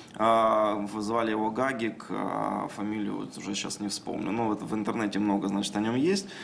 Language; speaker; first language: Russian; native; Russian